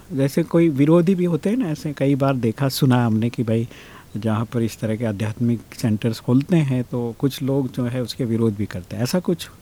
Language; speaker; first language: Hindi; native; Hindi